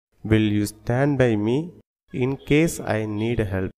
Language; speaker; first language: English; non-native, local second language; Tamil